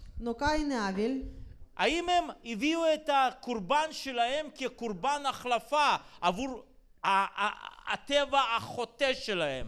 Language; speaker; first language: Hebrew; non-native, fluent; Russian